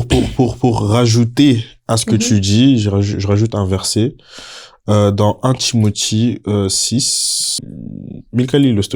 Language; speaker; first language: French; native; French